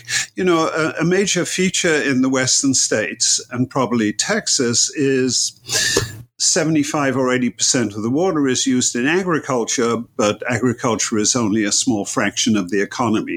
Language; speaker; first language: English; native; English